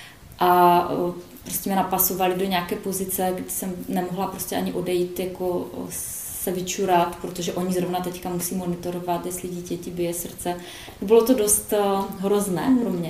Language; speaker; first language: Czech; native; Czech